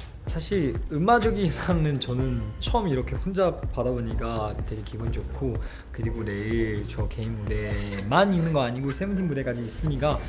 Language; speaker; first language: Korean; non-native, fluent; Chinese